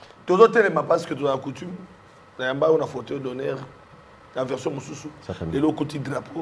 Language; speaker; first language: French; non-native, local second language; Lingala